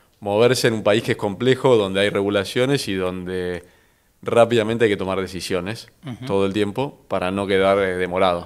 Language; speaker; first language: Spanish; native; Spanish